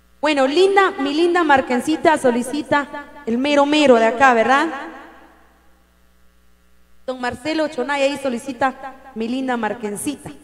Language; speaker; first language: Spanish; native; Spanish